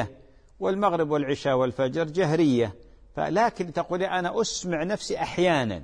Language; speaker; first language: Arabic; native; Arabic